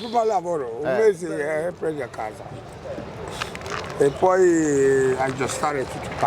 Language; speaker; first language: Italian; non-native, learner; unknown